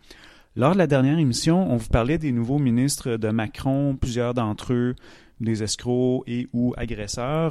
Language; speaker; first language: French; native; French